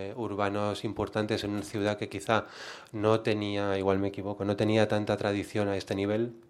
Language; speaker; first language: Spanish; non-native, local second language; Catalan